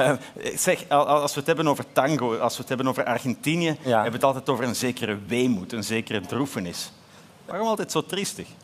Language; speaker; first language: Dutch; native; Dutch